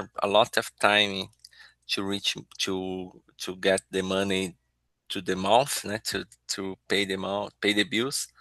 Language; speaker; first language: English; non-native, learner; Portuguese